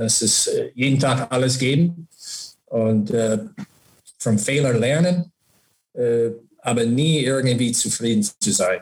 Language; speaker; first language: German; non-native, learner; English